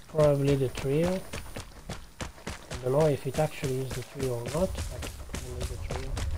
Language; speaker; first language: English; non-native, fluent; Italian